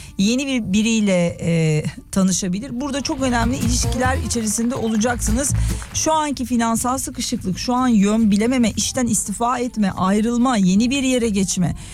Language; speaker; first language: Turkish; native; Turkish